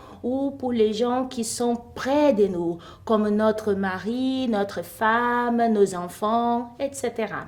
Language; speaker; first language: French; non-native, fluent; Portuguese